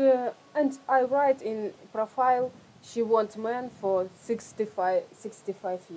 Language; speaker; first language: English; non-native, learner; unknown